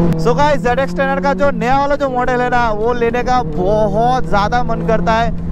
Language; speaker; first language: Hindi; non-native, local second language; Assamese